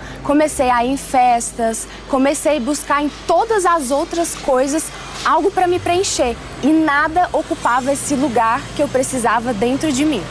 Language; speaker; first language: Portuguese; early bilingual, other home language; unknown